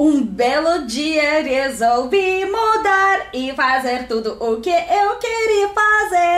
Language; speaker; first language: Portuguese; non-native, learner; Russian